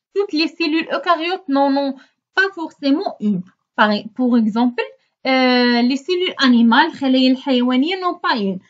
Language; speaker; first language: French; non-native, local second language; Arabic